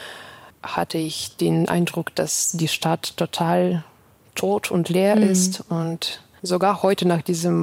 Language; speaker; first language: German; non-native, fluent; Ukrainian